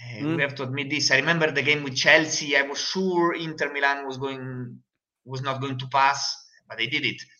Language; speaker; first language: English; non-native, fluent; Italian